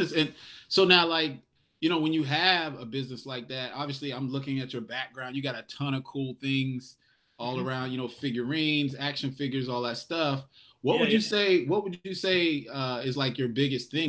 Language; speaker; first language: English; native; English